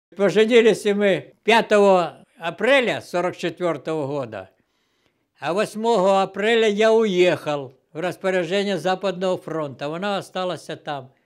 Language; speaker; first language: Russian; non-native, local second language; Ukrainian